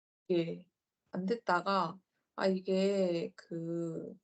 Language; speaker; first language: Korean; native; Korean